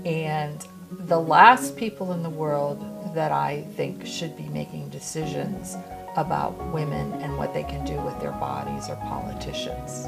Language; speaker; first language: English; native; English